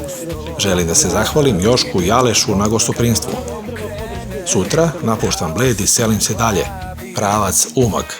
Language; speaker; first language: Serbian; native; Serbian